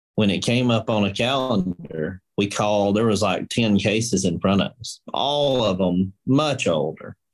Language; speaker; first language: English; native; English